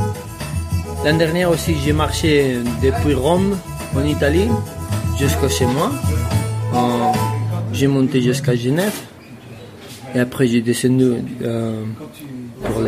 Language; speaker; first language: French; non-native, learner; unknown